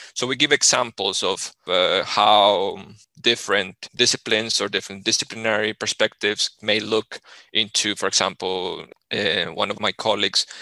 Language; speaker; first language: English; non-native, fluent; Spanish